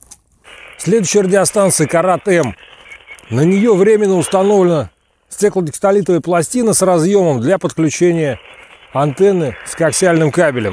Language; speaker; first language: Russian; native; Russian